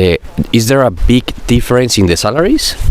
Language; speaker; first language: English; non-native, fluent; Spanish